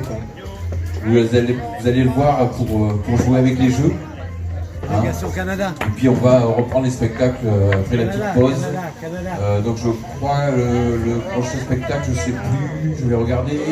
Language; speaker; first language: French; native; French